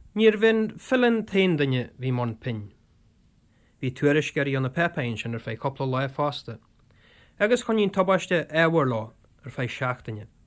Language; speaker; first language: Irish; native; Irish